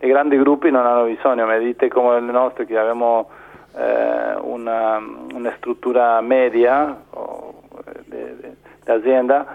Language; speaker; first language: Italian; non-native, fluent; Spanish